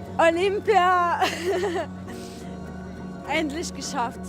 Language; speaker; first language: German; non-native, fluent; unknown